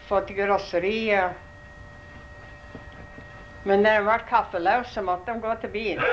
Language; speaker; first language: Norwegian; early bilingual, heritage; Norwegian